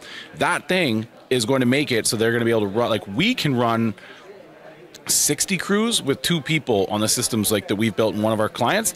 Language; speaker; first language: English; native; English